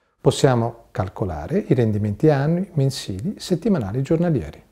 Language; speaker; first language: Italian; native; Italian